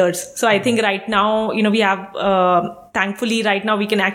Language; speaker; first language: English; non-native, local second language; Hindi